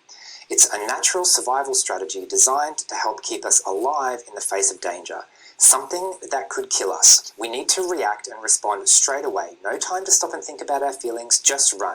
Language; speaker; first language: English; native; English